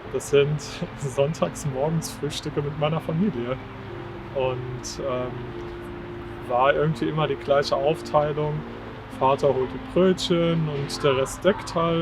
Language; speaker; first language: German; native; German